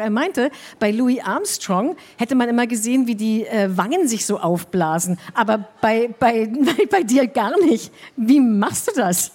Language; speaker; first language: German; native; German